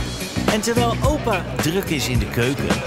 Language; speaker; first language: Dutch; native; Dutch